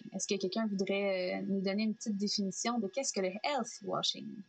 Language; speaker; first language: French; native; French